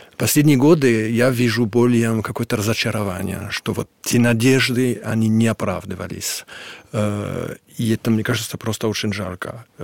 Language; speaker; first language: Russian; non-native, fluent; French